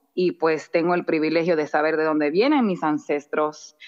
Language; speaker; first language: Spanish; early bilingual, other home language; English